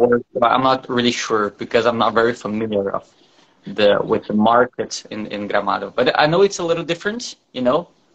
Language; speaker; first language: English; non-native, fluent; Portuguese